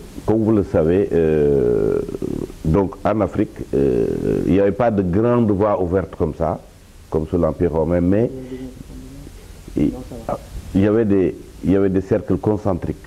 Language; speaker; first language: French; non-native, local second language; Wolof